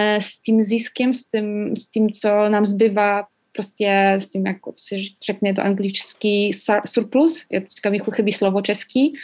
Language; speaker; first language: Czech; non-native, learner; Polish